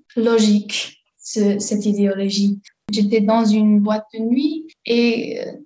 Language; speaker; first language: French; non-native, fluent; English